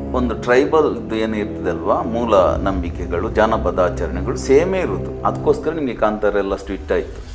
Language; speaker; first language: Kannada; non-native, local second language; Tulu